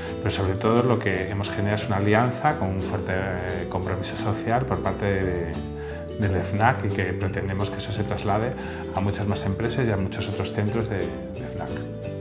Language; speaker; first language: Spanish; native; Spanish